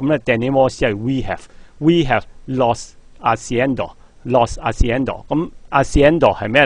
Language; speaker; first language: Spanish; non-native, fluent; Cantonese